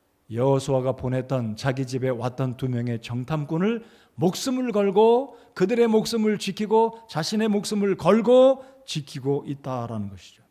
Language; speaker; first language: Korean; native; Korean